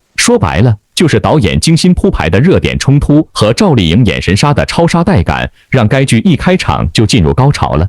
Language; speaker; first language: Chinese; native; Chinese